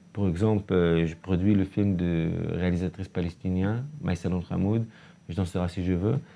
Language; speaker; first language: French; non-native, learner; Hebrew